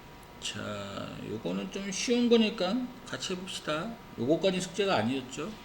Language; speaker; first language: Korean; native; Korean